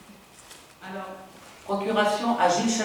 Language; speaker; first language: French; native; French